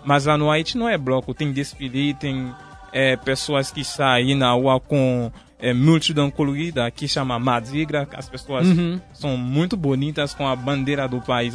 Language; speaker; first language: Portuguese; native; Portuguese